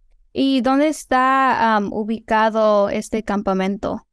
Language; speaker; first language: Spanish; early bilingual, heritage; Spanish